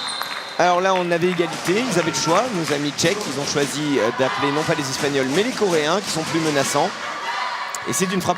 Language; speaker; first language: French; native; French